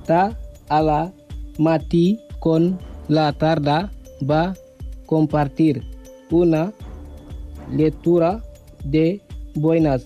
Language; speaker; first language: Catalan; non-native, learner; Spanish